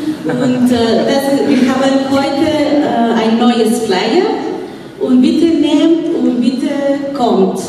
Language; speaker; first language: German; non-native, learner; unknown